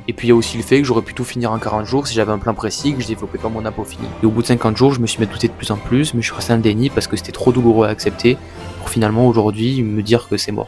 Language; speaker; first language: French; native; French